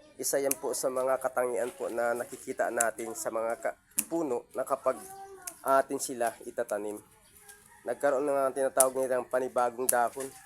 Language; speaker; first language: Filipino; non-native, local second language; Hiligaynon